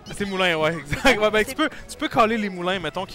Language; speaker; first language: French; native; French